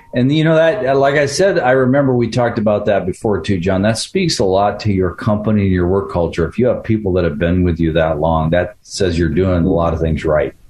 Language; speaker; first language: English; early bilingual, other home language; Ukrainian